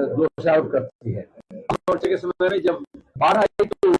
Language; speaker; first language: Hindi; non-native, local second language; Bangla